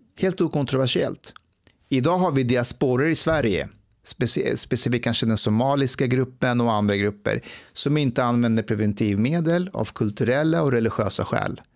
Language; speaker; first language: Swedish; early bilingual, other home language; Persian